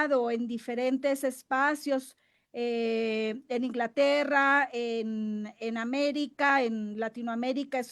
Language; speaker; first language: Spanish; native; Spanish